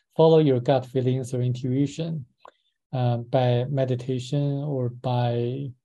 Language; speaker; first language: English; non-native, fluent; Chinese